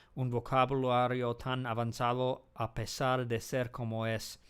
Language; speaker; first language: Spanish; non-native, learner; English